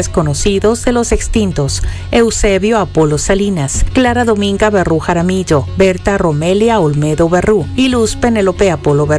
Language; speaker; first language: Spanish; native; Spanish